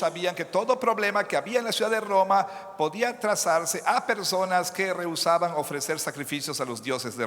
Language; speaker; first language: Spanish; non-native, fluent; English